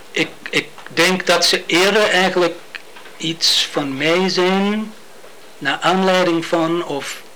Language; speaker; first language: Dutch; non-native, fluent; English